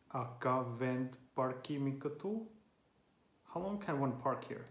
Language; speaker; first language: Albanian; non-native, learner; Finnish